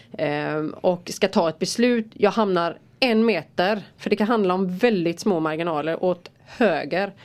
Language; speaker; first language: Swedish; native; Swedish